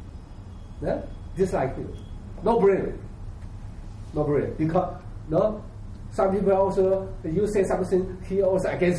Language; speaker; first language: English; non-native, learner; Chinese